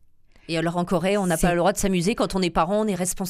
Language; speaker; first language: French; native; French